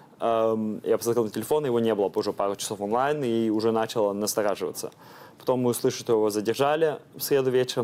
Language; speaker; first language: Russian; early bilingual, heritage; Russian